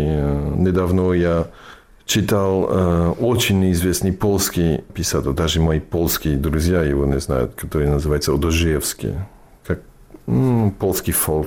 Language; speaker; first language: Russian; non-native, fluent; English